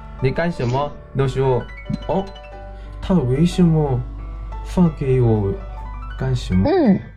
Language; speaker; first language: Chinese; non-native, learner; Korean